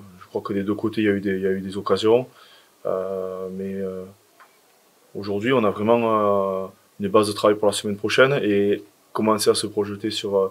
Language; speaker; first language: French; native; French